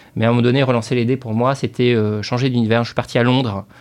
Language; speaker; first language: French; native; French